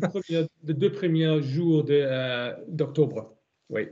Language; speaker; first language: French; non-native, learner; German